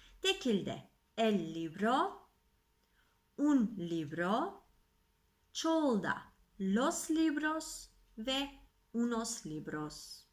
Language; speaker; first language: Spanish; non-native, fluent; Turkish